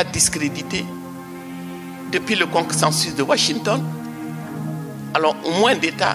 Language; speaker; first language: French; non-native, local second language; Bambara